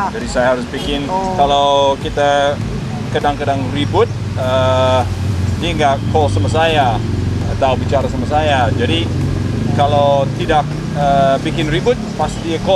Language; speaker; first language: Indonesian; non-native, fluent; English